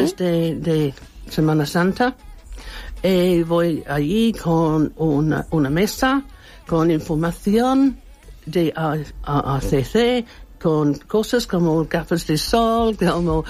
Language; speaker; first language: Spanish; non-native, learner; English